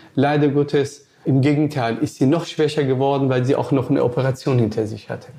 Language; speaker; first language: German; non-native, fluent; Persian